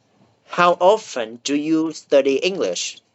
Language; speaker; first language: English; non-native, learner; Vietnamese